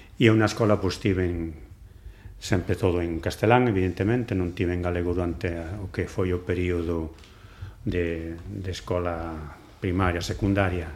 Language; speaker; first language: Galician; non-native, local second language; Spanish